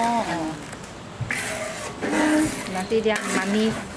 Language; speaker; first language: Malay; non-native, local second language; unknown